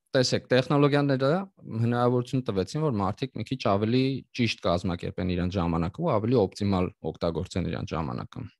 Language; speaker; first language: Armenian; native; Armenian